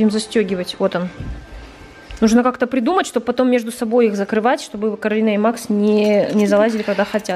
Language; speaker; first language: Russian; native; Russian